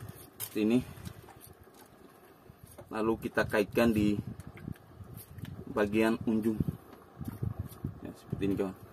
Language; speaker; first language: Indonesian; native; Indonesian